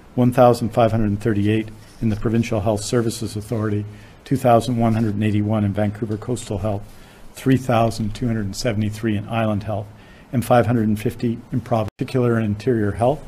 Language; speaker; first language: English; native; English